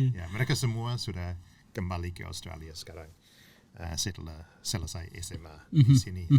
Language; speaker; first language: Indonesian; non-native, fluent; English